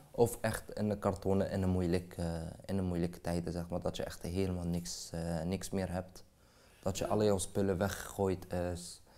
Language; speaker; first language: Dutch; non-native, fluent; Arabic